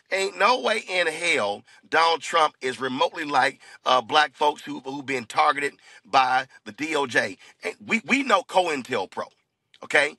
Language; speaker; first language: English; native; English